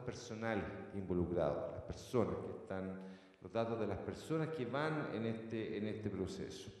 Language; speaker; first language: Spanish; native; Spanish